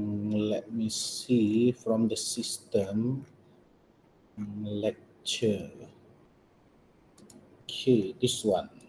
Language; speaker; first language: English; non-native, local second language; Malay